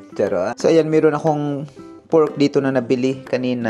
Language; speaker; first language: Filipino; native; Filipino